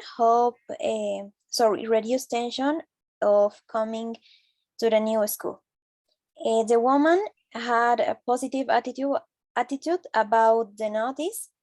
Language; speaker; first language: English; non-native, learner; Spanish